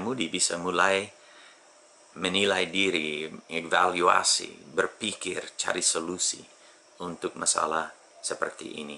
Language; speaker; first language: Indonesian; non-native, fluent; English